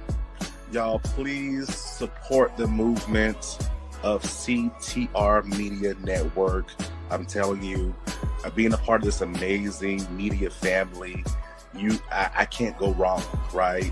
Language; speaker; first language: English; native; English